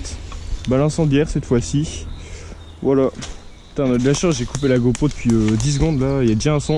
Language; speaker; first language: French; native; French